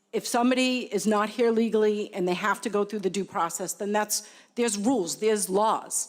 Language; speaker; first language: English; native; English